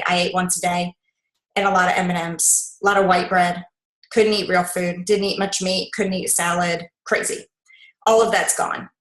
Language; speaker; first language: English; native; English